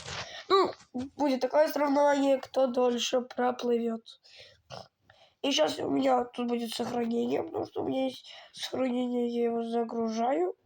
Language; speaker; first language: Russian; native; Russian